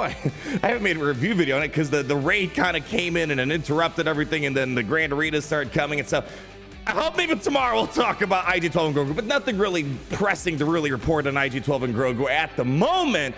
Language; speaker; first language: English; native; English